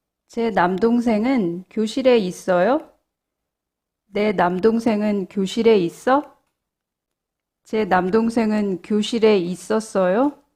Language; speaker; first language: Korean; non-native, fluent; English